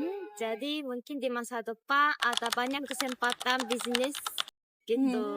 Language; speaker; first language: Indonesian; non-native, fluent; Japanese